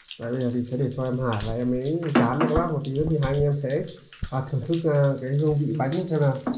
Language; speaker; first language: Vietnamese; native; Vietnamese